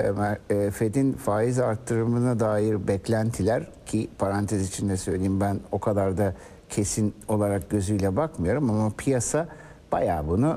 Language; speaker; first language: Turkish; native; Turkish